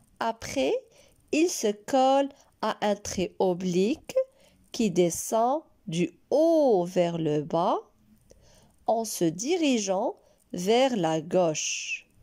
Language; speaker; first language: French; non-native, local second language; Arabic